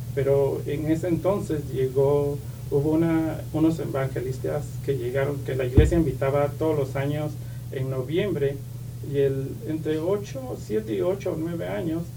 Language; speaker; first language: Spanish; native; Spanish